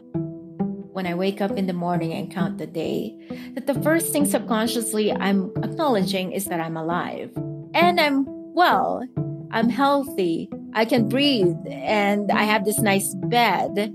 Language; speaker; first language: English; non-native, local second language; Filipino